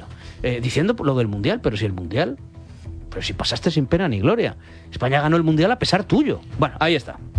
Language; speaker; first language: Spanish; native; Spanish